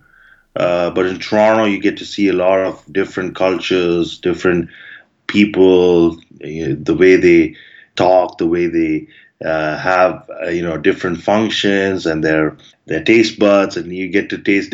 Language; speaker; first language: English; non-native, local second language; Malayalam